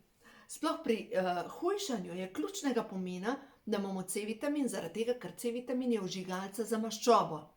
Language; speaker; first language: Slovenian; native; Slovenian